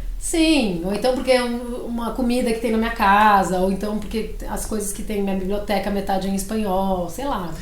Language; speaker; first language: Portuguese; early bilingual, other home language; Spanish